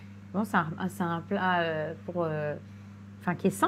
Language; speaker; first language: French; native; French